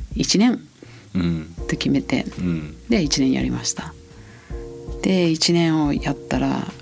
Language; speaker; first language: Japanese; non-native, fluent; English